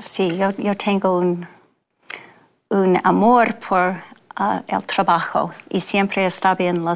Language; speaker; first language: Spanish; non-native, fluent; English